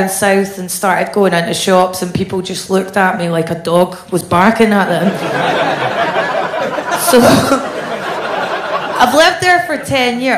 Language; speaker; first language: English; native; English